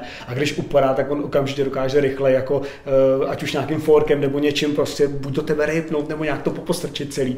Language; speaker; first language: Czech; native; Czech